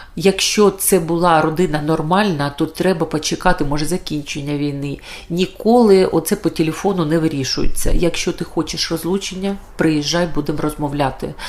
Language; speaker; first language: Ukrainian; native; Ukrainian